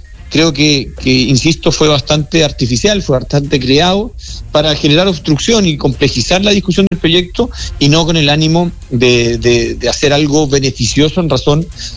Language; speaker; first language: Spanish; native; Spanish